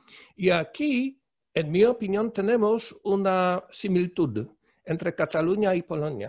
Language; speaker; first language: Spanish; non-native, fluent; Polish